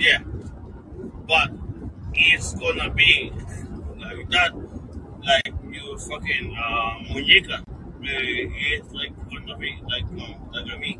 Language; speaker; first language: English; non-native, learner; Spanish